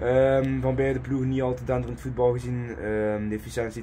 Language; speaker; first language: Dutch; native; Dutch